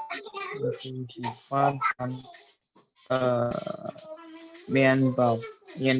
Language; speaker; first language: Chinese; non-native, learner; Indonesian